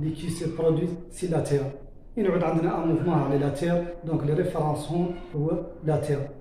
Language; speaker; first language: French; non-native, local second language; Arabic